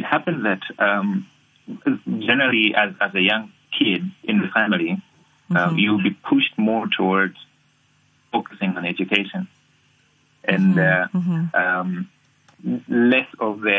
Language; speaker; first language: English; non-native, local second language; Nyanja